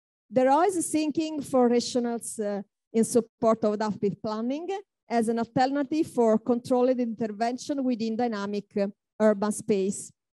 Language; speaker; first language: English; non-native, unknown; Italian